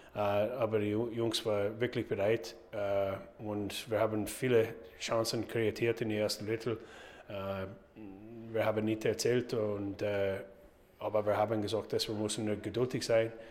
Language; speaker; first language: German; non-native, learner; English